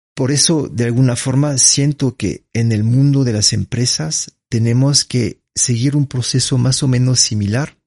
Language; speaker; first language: Spanish; non-native, fluent; French